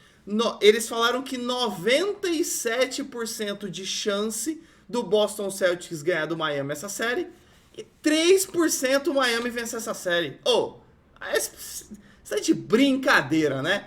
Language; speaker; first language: Portuguese; native; Portuguese